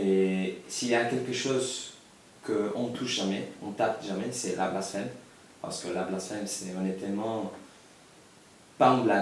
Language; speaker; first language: French; non-native, learner; Spanish